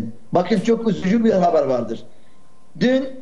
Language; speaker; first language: Turkish; non-native, fluent; Arabic